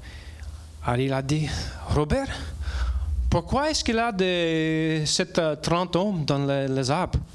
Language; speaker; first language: French; non-native, learner; English